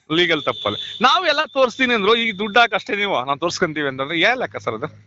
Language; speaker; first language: Kannada; non-native, local second language; Marathi